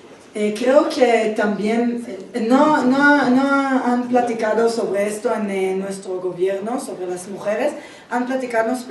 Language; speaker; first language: Spanish; non-native, fluent; Hebrew